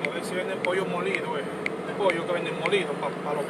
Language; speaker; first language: Spanish; native; Spanish